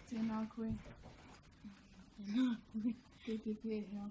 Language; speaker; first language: Māori; non-native, learner; English